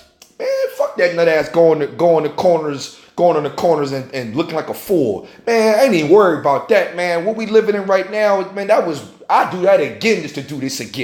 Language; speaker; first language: English; native; English